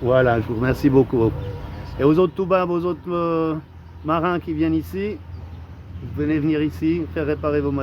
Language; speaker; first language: French; non-native, fluent; English